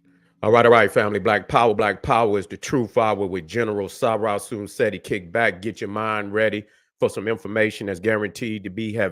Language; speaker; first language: English; native; English